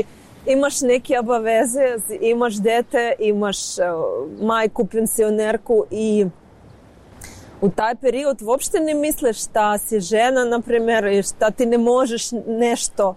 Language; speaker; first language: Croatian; non-native, learner; Ukrainian